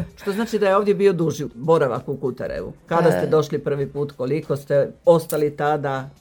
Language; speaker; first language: Croatian; native; Croatian